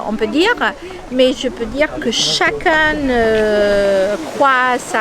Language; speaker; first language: French; non-native, fluent; Albanian